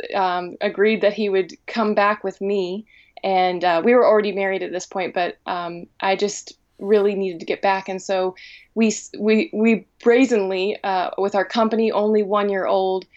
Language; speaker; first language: English; native; English